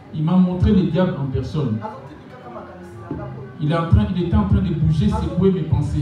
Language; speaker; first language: French; non-native, local second language; Lingala